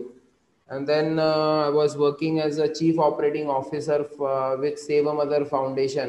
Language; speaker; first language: English; non-native, local second language; Marathi